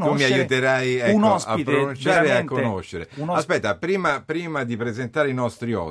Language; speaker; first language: Italian; native; Italian